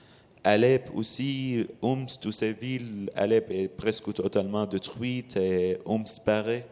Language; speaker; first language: French; non-native, learner; Arabic